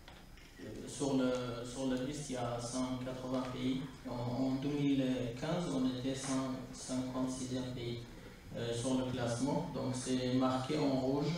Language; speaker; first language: French; non-native, fluent; Kurdish